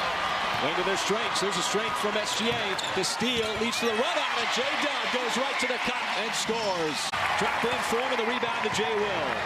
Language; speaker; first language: English; native; English